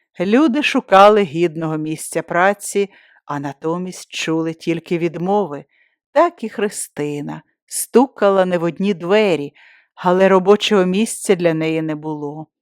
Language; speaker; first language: Ukrainian; native; Ukrainian